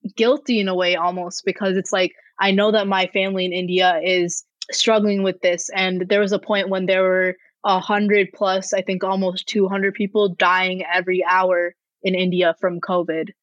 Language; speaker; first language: English; native; English